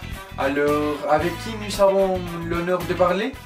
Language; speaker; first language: French; non-native, learner; Spanish